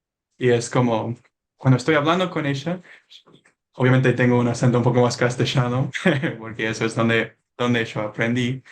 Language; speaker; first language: Spanish; non-native, learner; English